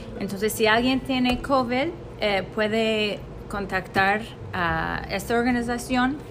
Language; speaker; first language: Spanish; non-native, fluent; English